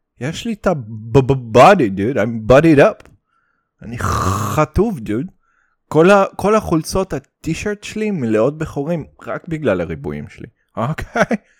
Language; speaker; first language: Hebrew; early bilingual, other home language; Russian